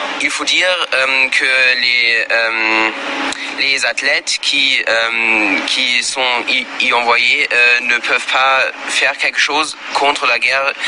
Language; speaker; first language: French; non-native, learner; German